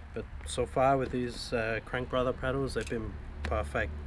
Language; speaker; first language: English; native; English